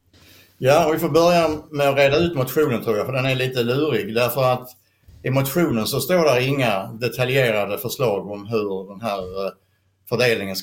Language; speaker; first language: Swedish; native; Swedish